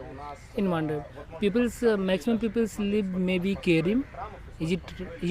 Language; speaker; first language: English; non-native, local second language; Hindi